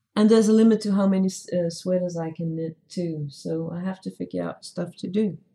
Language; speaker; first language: English; non-native, fluent; Danish